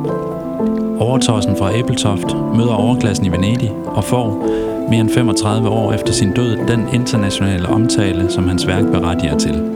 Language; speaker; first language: Danish; native; Danish